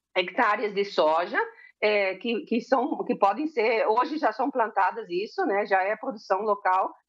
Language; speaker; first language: Portuguese; early bilingual, heritage; Spanish